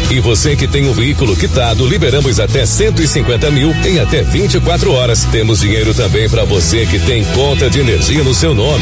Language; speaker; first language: Portuguese; native; Portuguese